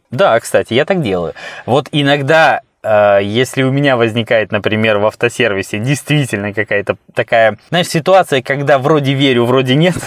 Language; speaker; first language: Russian; native; Russian